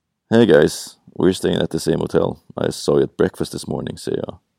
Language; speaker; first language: English; non-native, fluent; Swedish